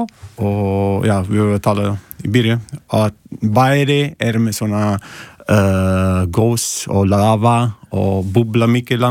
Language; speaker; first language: Icelandic; non-native, learner; Italian